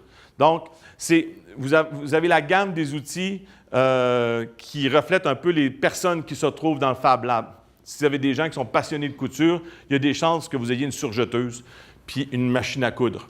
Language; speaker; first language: French; native; French